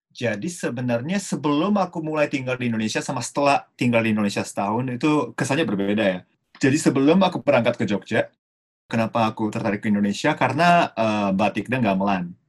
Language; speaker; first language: Indonesian; non-native, fluent; Japanese